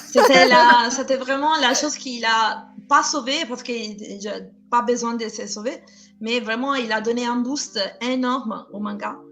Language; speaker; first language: French; non-native, fluent; Italian